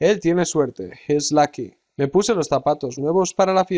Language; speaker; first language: Spanish; native; Spanish